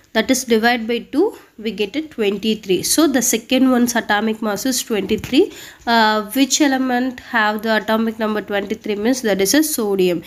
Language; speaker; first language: English; non-native, local second language; Tamil